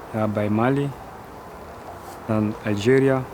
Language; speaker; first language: German; non-native, learner; French